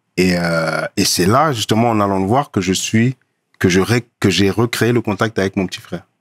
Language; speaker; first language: French; early bilingual, other home language; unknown